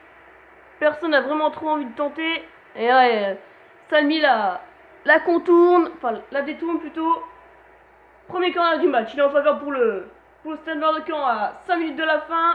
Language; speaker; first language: French; native; French